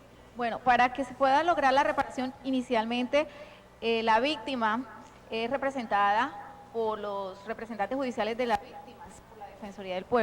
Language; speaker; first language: Spanish; native; Spanish